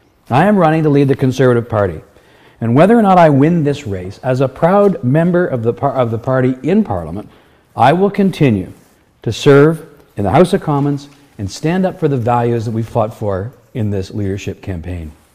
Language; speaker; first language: English; native; English